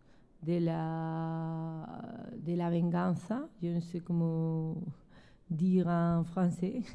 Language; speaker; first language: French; non-native, learner; Spanish